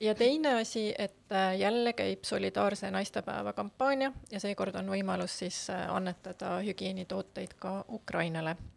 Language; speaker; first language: Estonian; native; Estonian